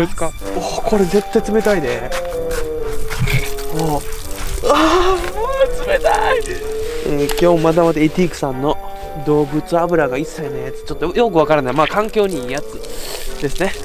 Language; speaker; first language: Japanese; native; Japanese